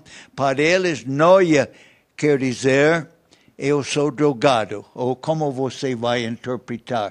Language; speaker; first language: Portuguese; non-native, learner; English